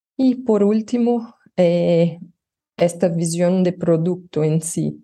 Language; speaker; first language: Spanish; non-native, fluent; Portuguese